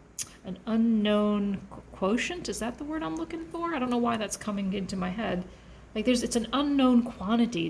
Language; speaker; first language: English; native; English